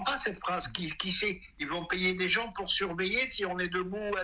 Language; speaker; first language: French; native; French